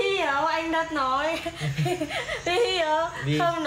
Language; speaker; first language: Vietnamese; non-native, learner; Indonesian